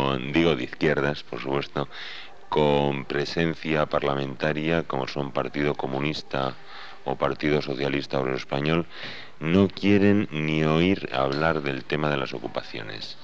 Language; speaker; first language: Spanish; native; Spanish